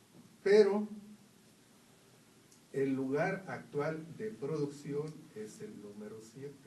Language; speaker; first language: Spanish; native; Spanish